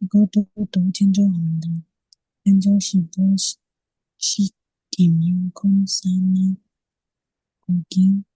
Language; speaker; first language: Korean; non-native, learner; Burmese